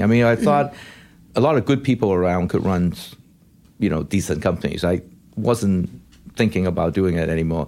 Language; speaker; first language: English; non-native, local second language; Cantonese